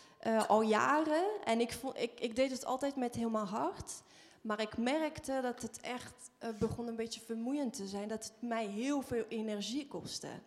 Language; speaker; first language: Dutch; non-native, fluent; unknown